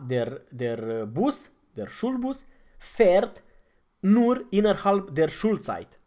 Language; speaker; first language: German; non-native, fluent; Romanian